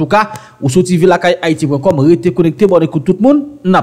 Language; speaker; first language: Haitian Creole; native; Haitian Creole